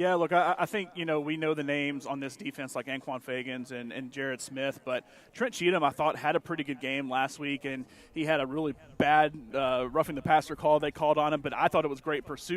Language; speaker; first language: English; native; English